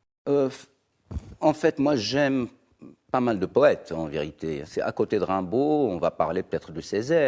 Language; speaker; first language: French; non-native, local second language; Arabic